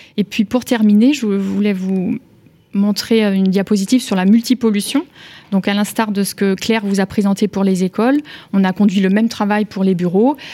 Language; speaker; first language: French; native; French